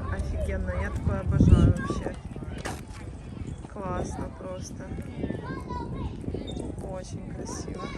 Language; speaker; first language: Russian; native; Russian